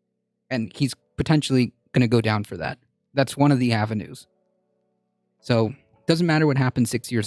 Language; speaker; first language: English; native; English